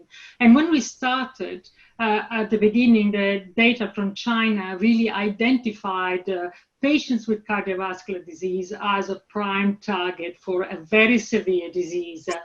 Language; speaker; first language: English; non-native, fluent; Italian